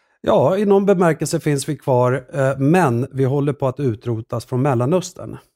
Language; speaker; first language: Swedish; early bilingual, other home language; Assyrian Neo-Aramaic